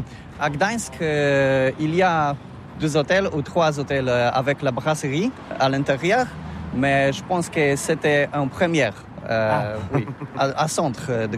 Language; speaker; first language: French; non-native, learner; Polish